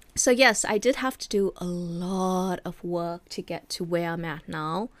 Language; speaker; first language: English; native; English